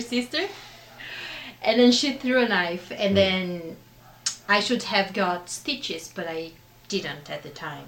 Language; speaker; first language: English; non-native, fluent; Portuguese